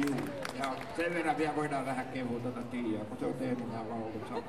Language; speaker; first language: Finnish; native; Finnish